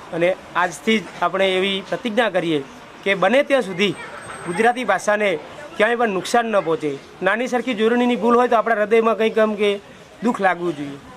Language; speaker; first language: Gujarati; native; Gujarati